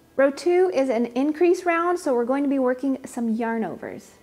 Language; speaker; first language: English; native; English